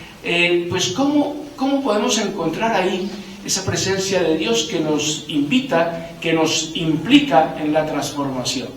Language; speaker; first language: Spanish; native; Spanish